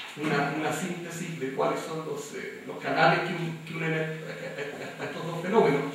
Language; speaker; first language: Spanish; native; Spanish